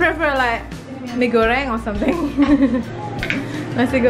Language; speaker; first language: English; non-native, learner; Indonesian